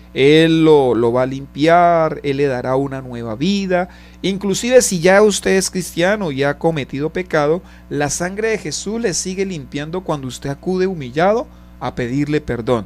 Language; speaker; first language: Spanish; native; Spanish